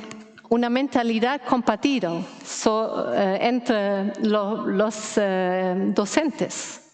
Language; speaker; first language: Spanish; non-native, fluent; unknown